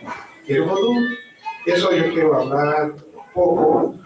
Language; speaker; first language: Spanish; non-native, learner; Haitian Creole